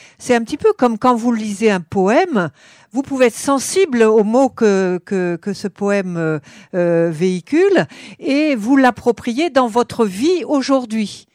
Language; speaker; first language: French; native; French